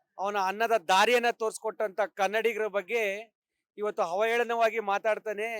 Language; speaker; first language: Kannada; native; Kannada